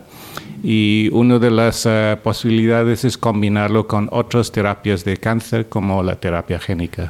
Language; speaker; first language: Spanish; non-native, fluent; English